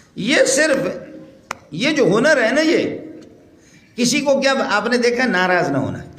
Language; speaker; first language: Urdu; non-native, local second language; Baluchi